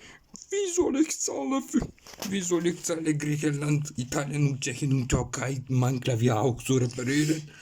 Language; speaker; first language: German; non-native, learner; Bulgarian